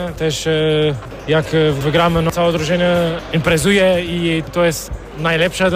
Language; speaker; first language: Polish; non-native, learner; Portuguese